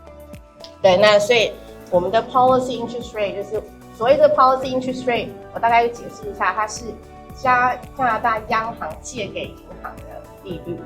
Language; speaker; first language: Chinese; native; Chinese